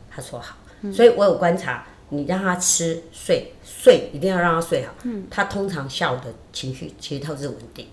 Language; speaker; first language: Chinese; native; Chinese